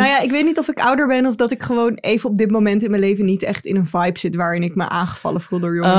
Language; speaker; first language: Dutch; native; Dutch